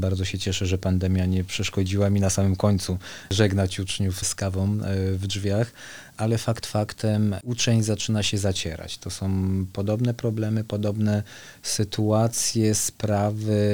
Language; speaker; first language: Polish; native; Polish